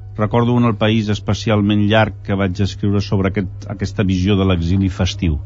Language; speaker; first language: Catalan; early bilingual, heritage; Catalan